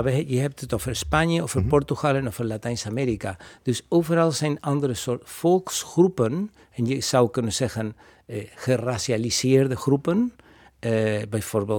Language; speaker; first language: Dutch; non-native, fluent; Spanish